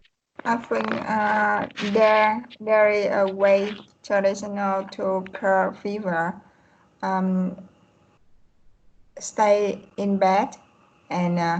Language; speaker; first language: English; non-native, learner; Vietnamese